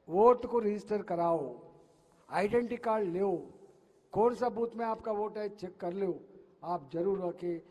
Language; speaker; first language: Hindi; non-native, local second language; Telugu